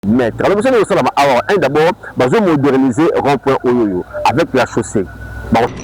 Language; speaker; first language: French; non-native, local second language; Lingala